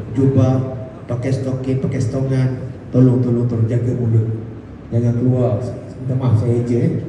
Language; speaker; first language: Malay; native; Malay